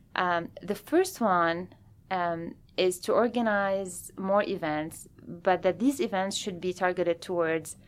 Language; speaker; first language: English; non-native, fluent; Arabic